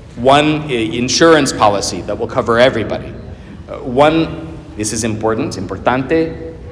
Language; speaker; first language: English; native; English